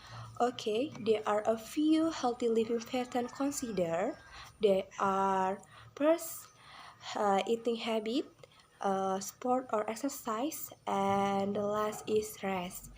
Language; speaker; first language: English; non-native, learner; Indonesian